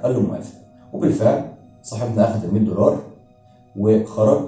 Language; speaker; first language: Arabic; native; Arabic